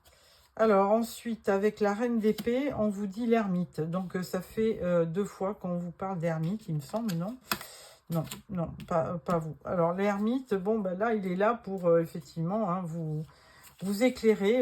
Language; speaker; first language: French; native; French